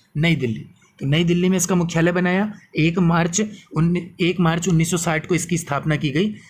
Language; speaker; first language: Hindi; native; Hindi